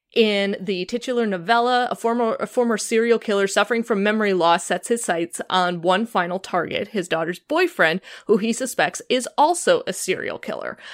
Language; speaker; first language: English; native; English